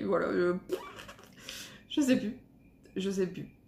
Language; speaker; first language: French; native; French